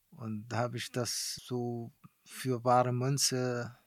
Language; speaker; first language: German; non-native, fluent; Arabic